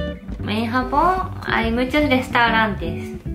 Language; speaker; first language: Spanish; non-native, fluent; Japanese